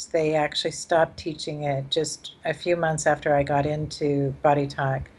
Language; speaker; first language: English; native; English